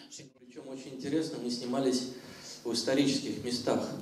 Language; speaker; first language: Russian; native; Russian